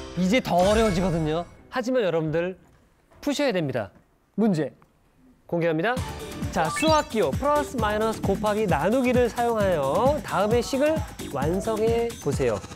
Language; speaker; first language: Korean; native; Korean